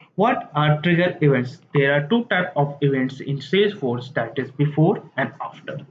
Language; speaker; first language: English; non-native, local second language; Hindi